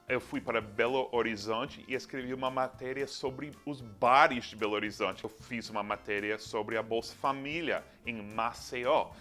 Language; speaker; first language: Portuguese; non-native, fluent; English